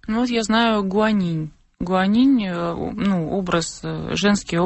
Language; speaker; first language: Russian; native; Russian